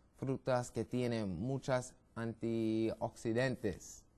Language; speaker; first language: Spanish; non-native, learner; English